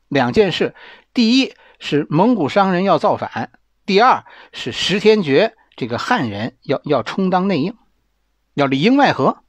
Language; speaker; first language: Chinese; native; Chinese